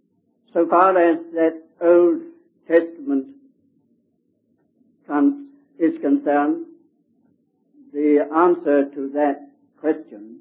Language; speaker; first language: English; native; English